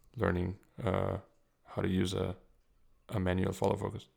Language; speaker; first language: English; non-native, fluent; German